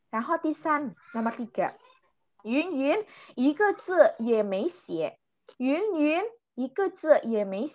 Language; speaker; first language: Chinese; non-native, fluent; Indonesian